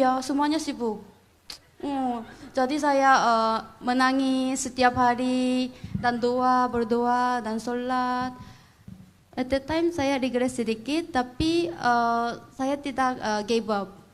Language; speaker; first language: Indonesian; non-native, fluent; Korean